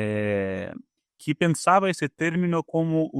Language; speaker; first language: Spanish; non-native, learner; Portuguese